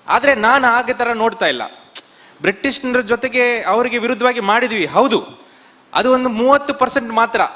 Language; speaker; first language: Kannada; non-native, local second language; Tamil